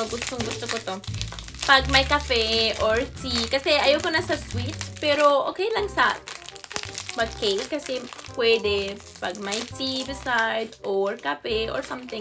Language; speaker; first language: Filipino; non-native, learner; English